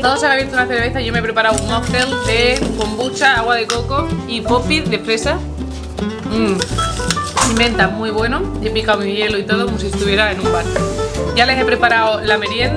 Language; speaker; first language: Spanish; native; Spanish